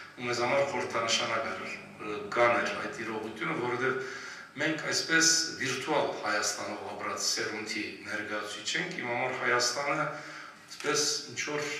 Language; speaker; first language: Armenian; early bilingual, heritage; Armenian